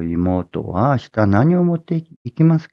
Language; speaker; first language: Japanese; non-native, fluent; Korean